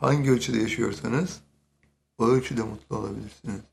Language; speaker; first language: Turkish; native; Turkish